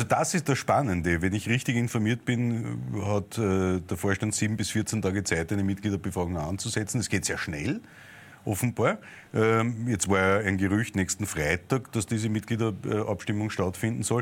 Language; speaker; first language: German; native; German